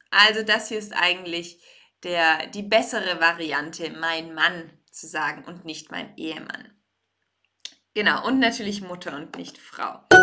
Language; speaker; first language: German; native; German